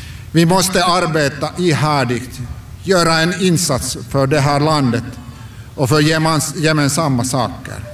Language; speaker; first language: Swedish; non-native, local second language; Finnish